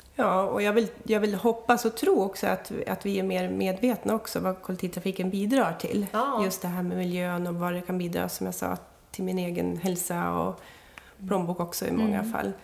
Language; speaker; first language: Swedish; native; Swedish